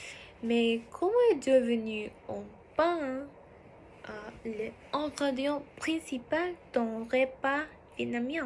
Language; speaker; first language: French; non-native, learner; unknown